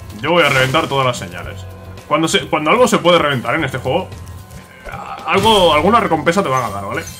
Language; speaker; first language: Spanish; native; Spanish